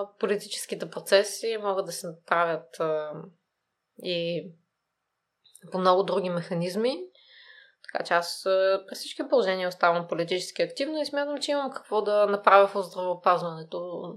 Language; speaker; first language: Bulgarian; native; Bulgarian